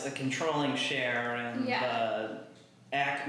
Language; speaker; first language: English; native; English